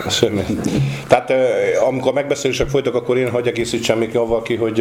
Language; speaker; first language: Hungarian; native; Hungarian